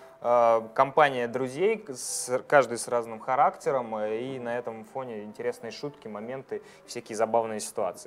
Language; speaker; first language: Russian; native; Russian